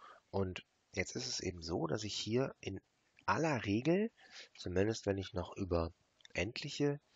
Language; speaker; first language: German; native; German